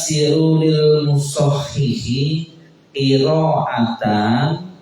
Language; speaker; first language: Arabic; non-native, fluent; Indonesian